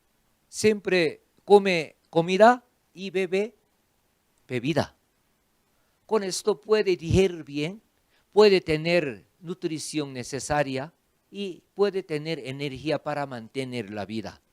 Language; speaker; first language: Spanish; non-native, fluent; Korean